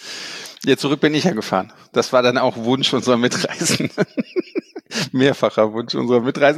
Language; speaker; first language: German; native; German